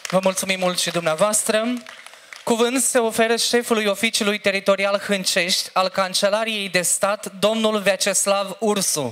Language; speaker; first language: Romanian; native; Romanian